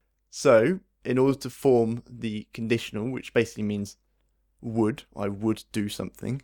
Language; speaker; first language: English; native; English